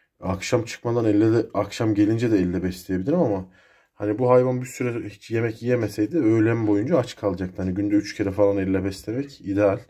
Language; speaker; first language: Turkish; native; Turkish